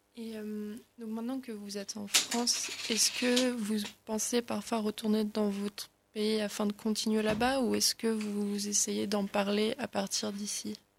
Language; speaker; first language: French; native; French